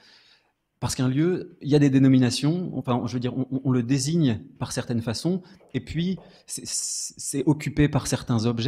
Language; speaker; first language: French; native; French